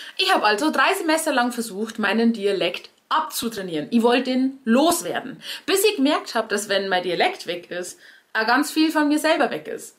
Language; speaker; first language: German; native; German